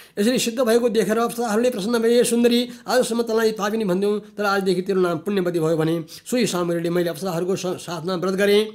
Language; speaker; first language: Nepali; native; Nepali